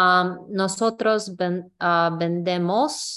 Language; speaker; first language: Spanish; non-native, learner; English